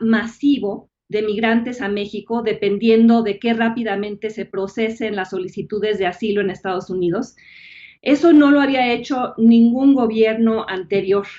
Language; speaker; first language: Spanish; native; Spanish